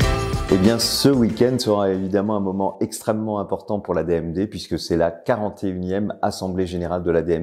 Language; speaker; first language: French; native; French